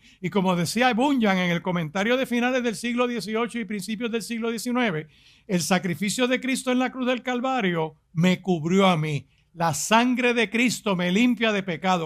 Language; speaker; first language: Spanish; native; Spanish